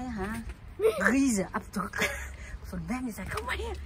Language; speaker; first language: German; non-native, learner; Vietnamese